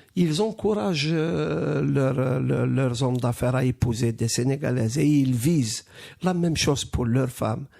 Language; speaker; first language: French; non-native, local second language; Arabic